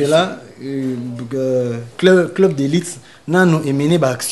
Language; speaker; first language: French; non-native, local second language; Lingala